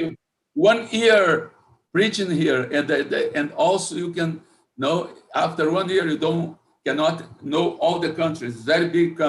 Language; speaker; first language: English; non-native, fluent; Portuguese